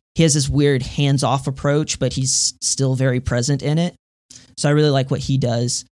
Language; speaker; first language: English; native; English